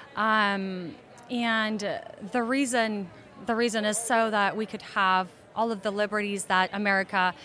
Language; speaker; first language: English; early bilingual, other home language; Russian